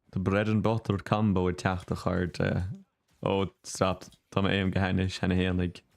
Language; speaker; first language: Irish; native; Irish